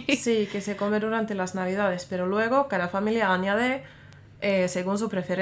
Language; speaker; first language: Spanish; non-native, fluent; Finnish